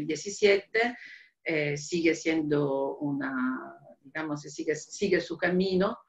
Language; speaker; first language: Spanish; non-native, fluent; Italian